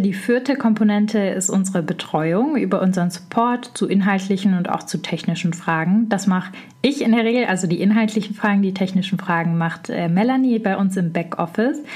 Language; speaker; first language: German; native; German